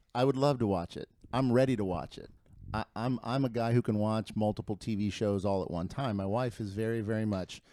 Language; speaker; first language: English; early bilingual, other home language; Spanish